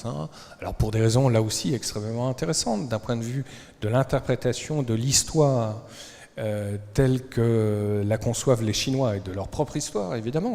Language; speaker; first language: French; native; French